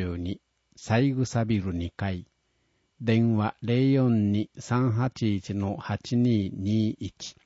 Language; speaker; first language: Japanese; native; Japanese